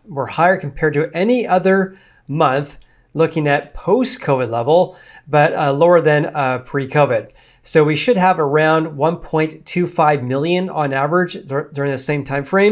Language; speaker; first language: English; native; English